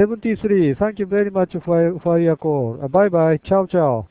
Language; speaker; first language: English; non-native, learner; Japanese